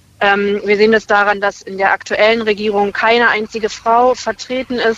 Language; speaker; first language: German; native; German